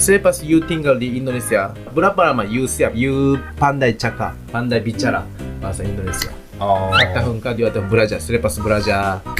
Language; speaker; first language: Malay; non-native, learner; Japanese